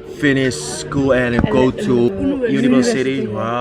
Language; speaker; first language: English; non-native, learner; Korean